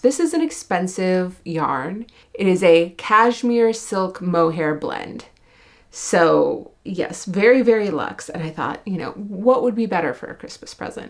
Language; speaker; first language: English; native; English